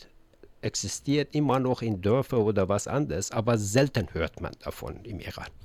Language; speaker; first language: German; non-native, learner; Persian